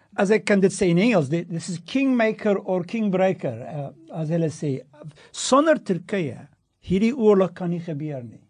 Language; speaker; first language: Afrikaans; non-native, fluent; Turkish